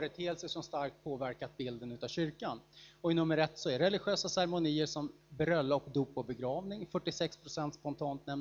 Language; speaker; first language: Swedish; native; Swedish